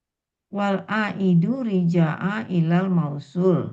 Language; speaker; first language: Arabic; non-native, learner; Indonesian